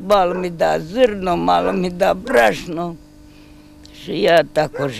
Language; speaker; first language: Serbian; non-native, local second language; Romanian